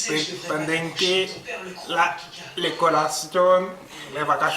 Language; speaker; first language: Spanish; non-native, learner; French